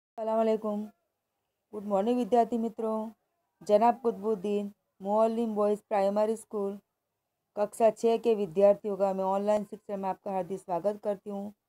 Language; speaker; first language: Hindi; non-native, local second language; Gujarati